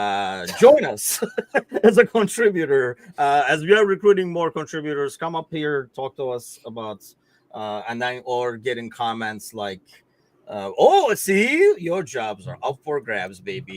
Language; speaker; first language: English; native; English